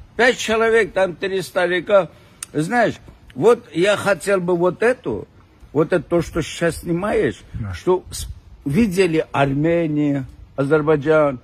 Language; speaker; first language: Russian; non-native, local second language; Armenian